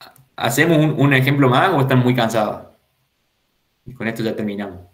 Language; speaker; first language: Spanish; native; Spanish